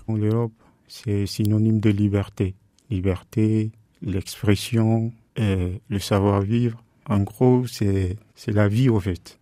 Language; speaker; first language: French; non-native, local second language; Fula